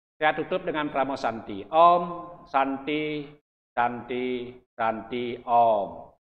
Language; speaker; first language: Indonesian; non-native, local second language; Balinese